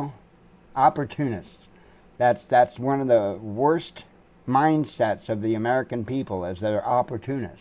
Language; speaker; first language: English; native; English